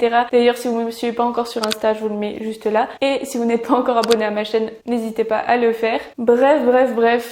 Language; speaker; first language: French; native; French